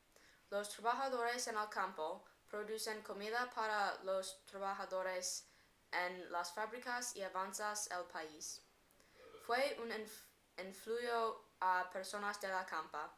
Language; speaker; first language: Spanish; non-native, learner; English